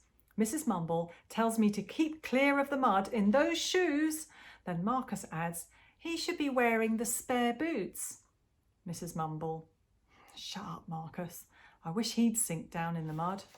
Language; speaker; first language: English; native; English